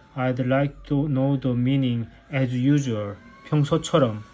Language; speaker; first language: English; non-native, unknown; Korean